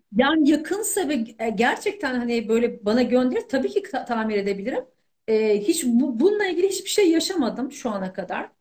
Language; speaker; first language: Turkish; native; Turkish